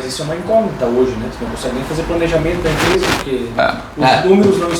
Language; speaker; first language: Portuguese; native; Portuguese